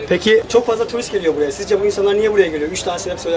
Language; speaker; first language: Turkish; native; Turkish